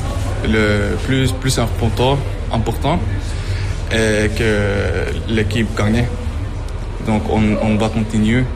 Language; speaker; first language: French; non-native, learner; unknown